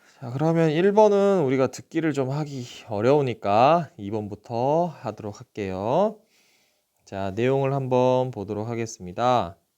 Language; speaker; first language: Korean; native; Korean